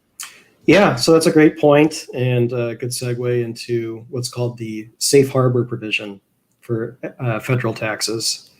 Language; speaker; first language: English; native; English